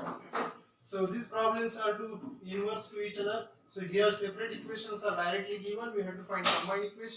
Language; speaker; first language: English; non-native, local second language; Marathi